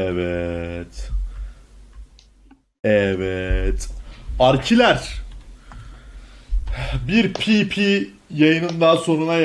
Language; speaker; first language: Turkish; native; Turkish